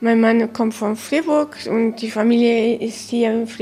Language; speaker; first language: German; early bilingual, heritage; German